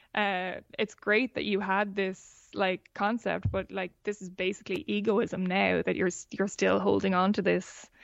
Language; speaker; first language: English; native; English